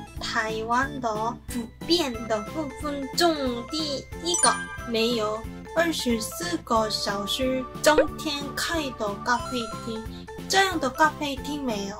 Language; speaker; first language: Chinese; non-native, learner; Korean